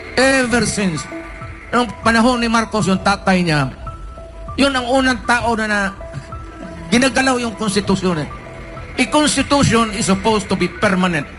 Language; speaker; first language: Filipino; non-native, local second language; Cebuano